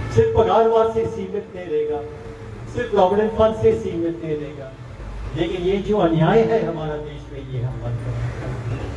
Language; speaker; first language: Hindi; non-native, local second language; Marathi